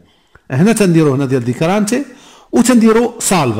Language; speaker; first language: Arabic; native; Arabic